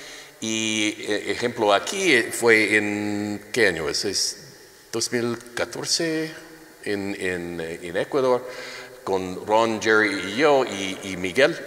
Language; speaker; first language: Spanish; non-native, learner; English